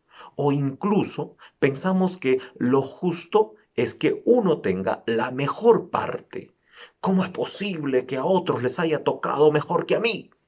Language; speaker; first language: Spanish; native; Spanish